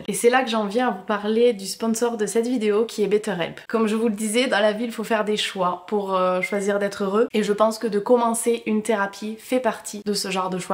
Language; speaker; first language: French; native; French